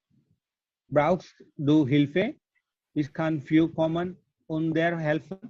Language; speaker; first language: German; non-native, learner; Gujarati